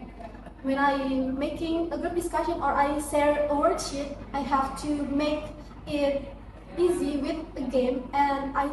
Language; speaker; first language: English; non-native, learner; Indonesian